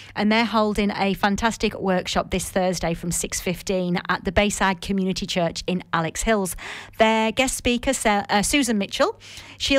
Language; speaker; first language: English; native; English